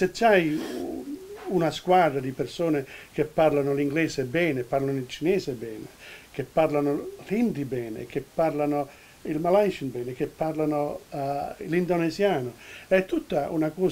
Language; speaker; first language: Italian; early bilingual, heritage; Italian